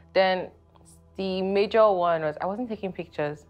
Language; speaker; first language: English; non-native, local second language; Yoruba